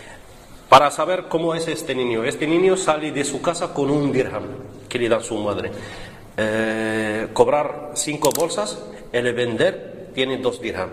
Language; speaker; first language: Spanish; non-native, learner; Arabic